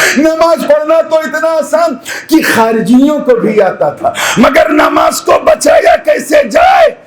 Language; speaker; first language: Urdu; native; Urdu